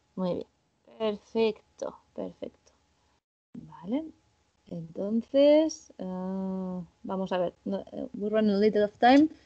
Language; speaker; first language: Spanish; native; Spanish